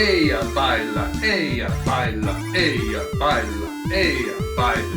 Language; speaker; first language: Spanish; non-native, fluent; English